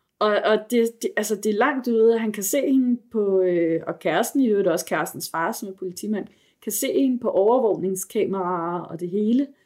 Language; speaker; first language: Danish; native; Danish